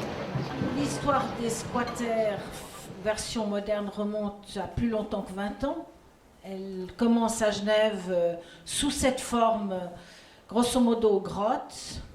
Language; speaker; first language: French; native; French